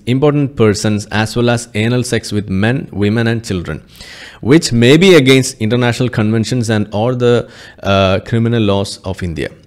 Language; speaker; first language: English; non-native, local second language; Malayalam